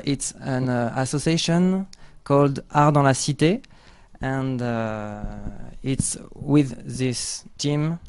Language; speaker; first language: English; non-native, learner; French